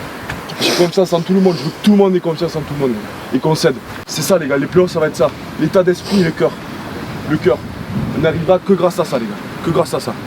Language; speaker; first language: French; native; French